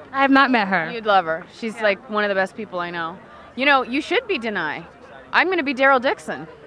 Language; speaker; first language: English; native; English